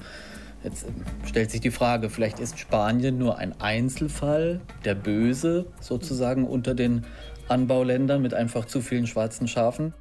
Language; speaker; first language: German; native; German